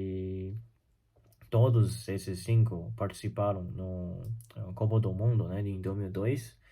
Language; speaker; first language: Portuguese; non-native, fluent; Chinese